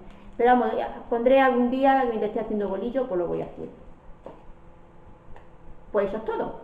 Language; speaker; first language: Spanish; native; Spanish